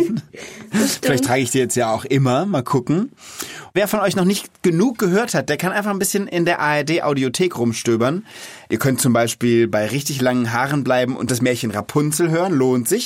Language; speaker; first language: German; native; German